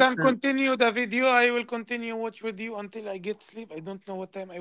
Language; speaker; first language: English; non-native, learner; Arabic